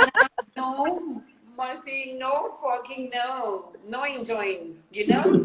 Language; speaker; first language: English; non-native, learner; Hindi